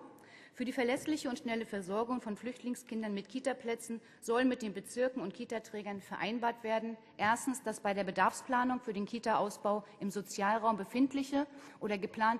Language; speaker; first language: German; native; German